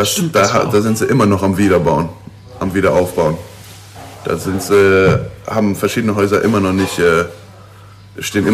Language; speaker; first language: German; non-native, local second language; Luxembourgish